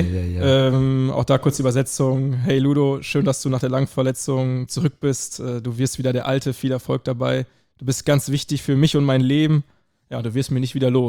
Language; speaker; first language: German; native; German